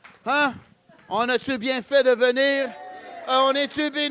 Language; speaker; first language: French; native; French